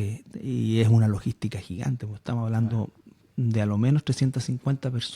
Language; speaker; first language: Spanish; native; Spanish